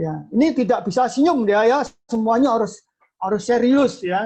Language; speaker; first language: Indonesian; native; Indonesian